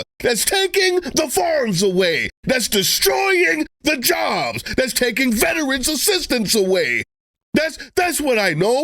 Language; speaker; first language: English; native; English